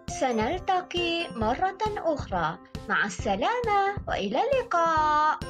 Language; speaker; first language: Arabic; non-native, fluent; Malay